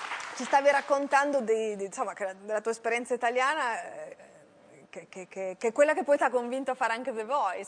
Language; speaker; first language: Italian; native; Italian